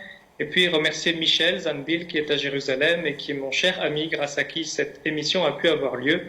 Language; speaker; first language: French; native; French